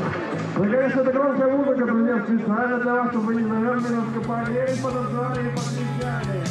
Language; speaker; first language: Russian; native; Russian